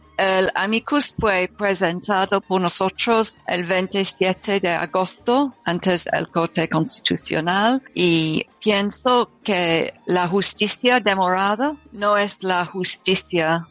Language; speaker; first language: Spanish; non-native, learner; English